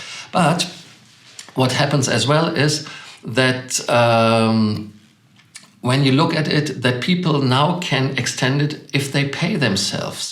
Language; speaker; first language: English; non-native, fluent; German